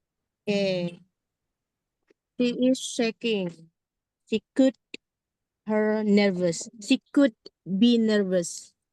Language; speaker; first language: English; non-native, learner; Indonesian